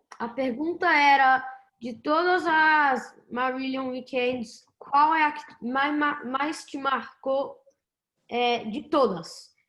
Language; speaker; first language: Portuguese; early bilingual, heritage; Portuguese